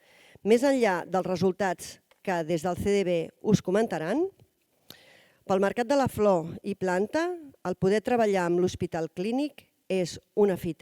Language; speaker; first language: Catalan; native; Catalan